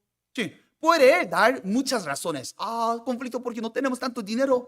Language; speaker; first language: Spanish; non-native, fluent; Korean